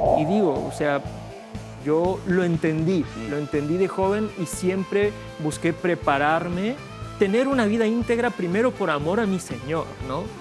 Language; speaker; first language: Spanish; early bilingual, other home language; Bulgarian